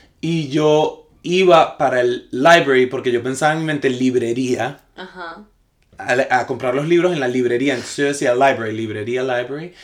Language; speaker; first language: Spanish; native; Spanish